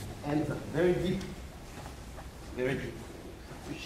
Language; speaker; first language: English; non-native, learner; German